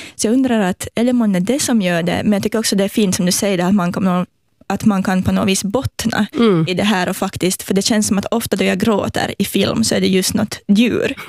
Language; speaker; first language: Swedish; native; Swedish